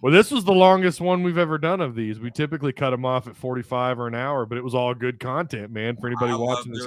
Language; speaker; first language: English; native; English